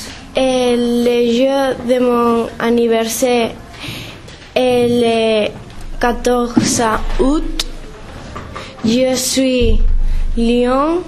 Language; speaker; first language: French; non-native, learner; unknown